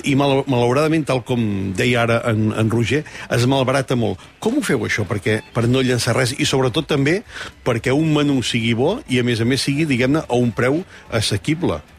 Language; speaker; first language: Catalan; native; Catalan